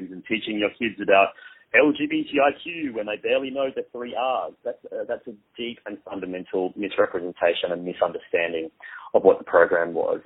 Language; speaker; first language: English; native; English